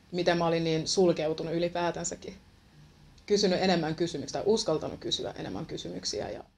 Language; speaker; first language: Finnish; early bilingual, other home language; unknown